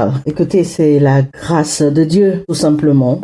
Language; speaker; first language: French; non-native, local second language; Hausa